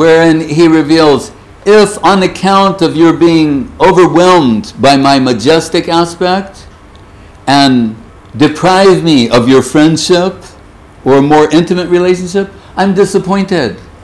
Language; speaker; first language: English; native; English